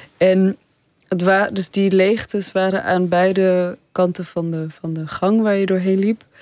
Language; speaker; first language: Dutch; early bilingual, other home language; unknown